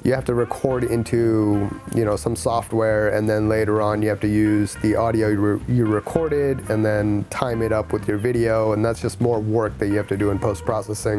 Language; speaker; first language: English; native; English